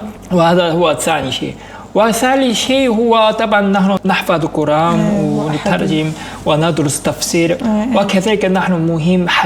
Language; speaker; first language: Arabic; non-native, fluent; Korean